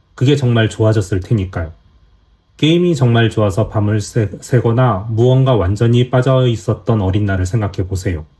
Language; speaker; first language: Korean; native; Korean